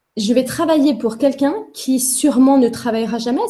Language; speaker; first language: French; native; French